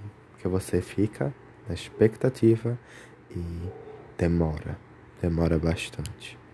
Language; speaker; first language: Portuguese; native; Portuguese